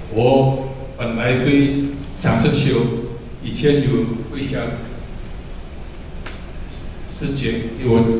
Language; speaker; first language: Chinese; early bilingual, heritage; Chinese